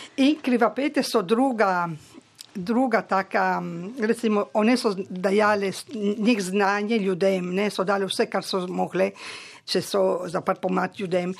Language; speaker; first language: Slovenian; native; Slovenian